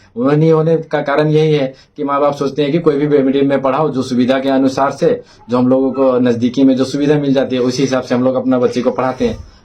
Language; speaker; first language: Hindi; non-native, local second language; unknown